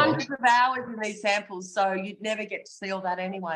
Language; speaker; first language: English; native; English